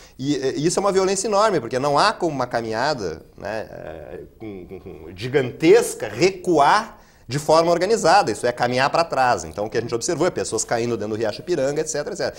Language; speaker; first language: Portuguese; native; Portuguese